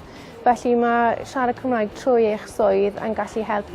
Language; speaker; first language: Welsh; non-native, local second language; English